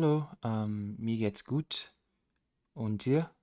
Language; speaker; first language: German; non-native, learner; Portuguese